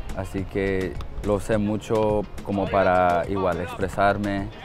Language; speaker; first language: Spanish; early bilingual, heritage; Spanish